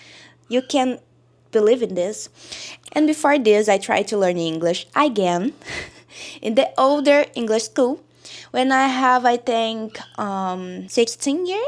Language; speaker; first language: English; non-native, learner; Portuguese